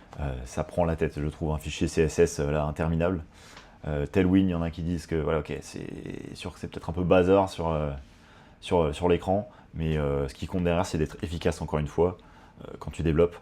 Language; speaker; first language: French; native; French